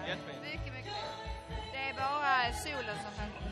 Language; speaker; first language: Swedish; non-native, learner; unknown